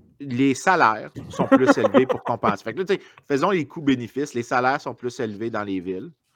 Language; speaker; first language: French; native; French